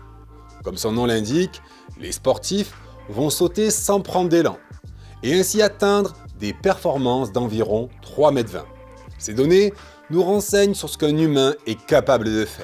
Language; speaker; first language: French; native; French